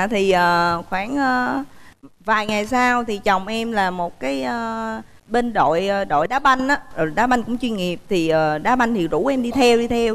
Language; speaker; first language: Vietnamese; native; Vietnamese